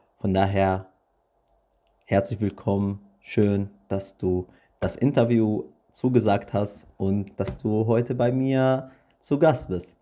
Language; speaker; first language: German; early bilingual, other home language; Arabic